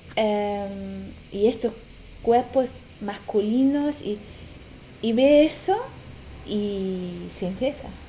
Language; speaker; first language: Spanish; non-native, fluent; German